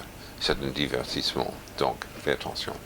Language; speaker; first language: French; non-native, fluent; English